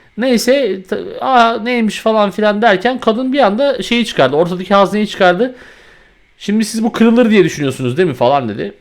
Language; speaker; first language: Turkish; native; Turkish